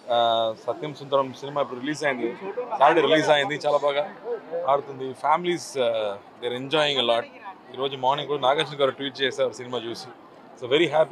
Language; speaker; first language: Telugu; non-native, fluent; Tamil